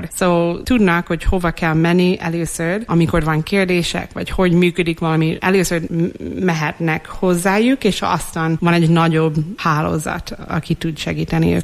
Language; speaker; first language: Hungarian; non-native, fluent; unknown